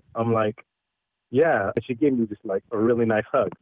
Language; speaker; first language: English; early bilingual, other home language; Filipino